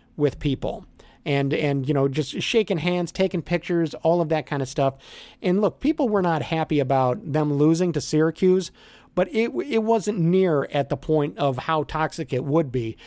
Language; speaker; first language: English; native; English